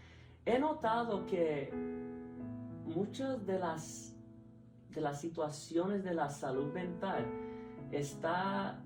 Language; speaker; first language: Spanish; early bilingual, heritage; Spanish